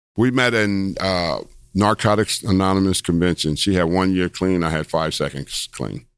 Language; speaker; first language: English; native; English